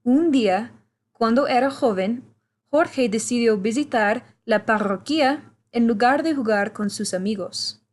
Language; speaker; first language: Spanish; non-native, learner; English